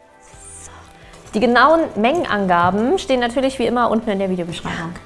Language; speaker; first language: German; native; German